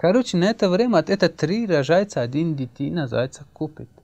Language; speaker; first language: Russian; non-native, learner; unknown